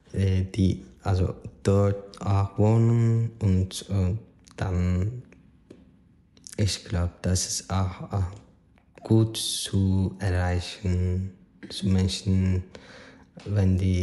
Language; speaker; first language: German; non-native, fluent; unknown